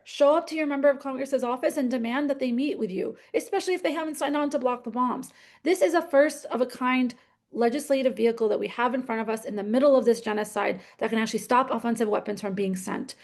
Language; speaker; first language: English; native; English